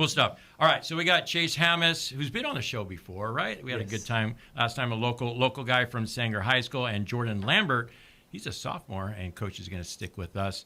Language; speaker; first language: English; native; English